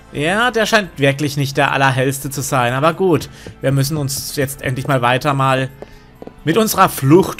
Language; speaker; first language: German; native; German